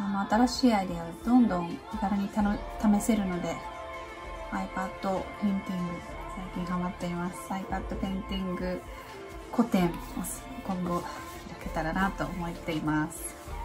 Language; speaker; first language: Japanese; native; Japanese